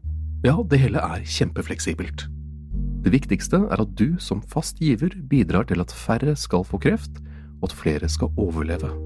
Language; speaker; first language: Norwegian; native; Norwegian